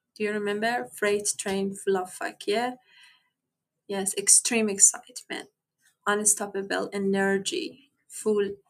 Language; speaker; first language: English; non-native, fluent; Persian